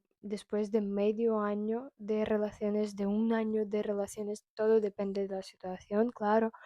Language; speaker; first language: Spanish; non-native, fluent; Russian